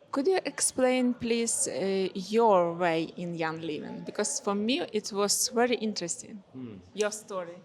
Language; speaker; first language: English; non-native, learner; Ukrainian